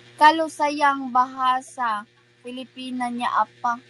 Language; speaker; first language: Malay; non-native, learner; Filipino